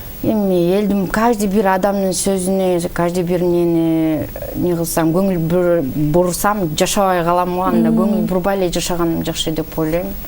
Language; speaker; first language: Kyrgyz; early bilingual, heritage; Kyrgyz